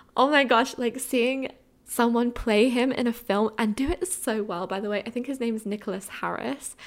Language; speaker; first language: English; native; English